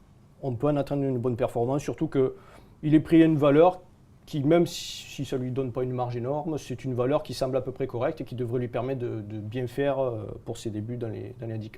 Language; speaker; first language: French; native; French